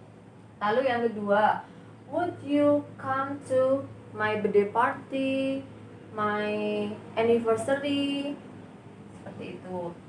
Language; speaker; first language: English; non-native, learner; Indonesian